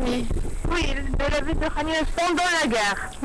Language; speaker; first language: French; non-native, learner; Arabic